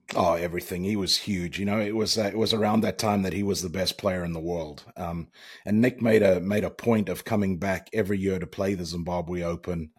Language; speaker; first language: English; native; English